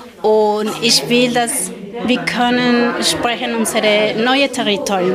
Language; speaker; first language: German; non-native, learner; Spanish